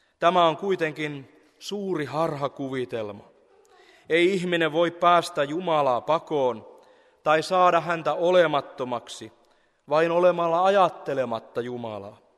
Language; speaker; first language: Finnish; native; Finnish